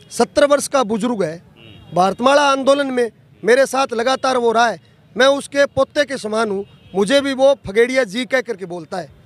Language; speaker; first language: Hindi; native; Hindi